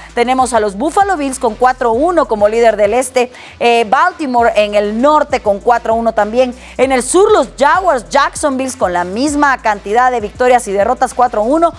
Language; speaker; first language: Spanish; native; Spanish